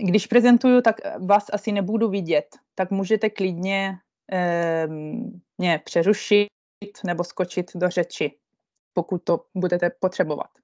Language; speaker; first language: Czech; non-native, fluent; Italian